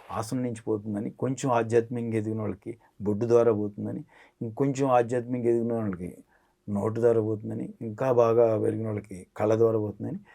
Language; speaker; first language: Telugu; native; Telugu